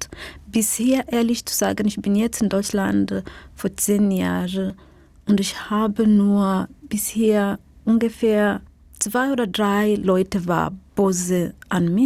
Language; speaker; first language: German; non-native, learner; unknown